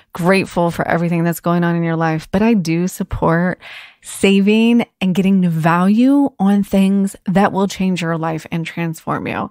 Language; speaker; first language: English; native; English